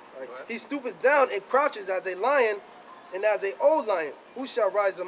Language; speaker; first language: English; native; English